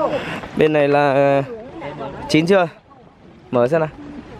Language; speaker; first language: Vietnamese; native; Vietnamese